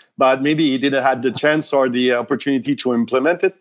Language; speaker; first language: English; non-native, fluent; French